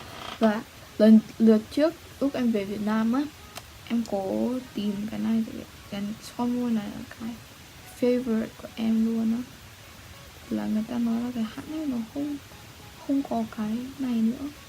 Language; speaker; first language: Vietnamese; early bilingual, heritage; Vietnamese